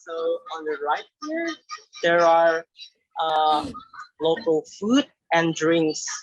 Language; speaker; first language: English; non-native, fluent; Indonesian